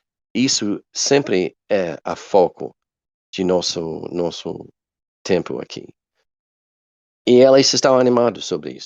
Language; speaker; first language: Portuguese; non-native, learner; English